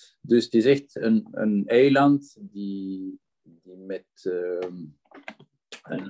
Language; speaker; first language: Dutch; non-native, local second language; French